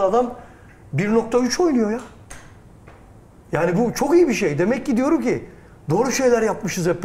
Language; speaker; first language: Turkish; native; Turkish